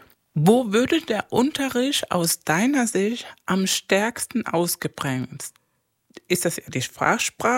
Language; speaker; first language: German; non-native, fluent; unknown